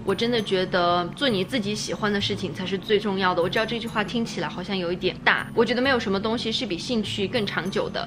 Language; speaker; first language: Chinese; native; Chinese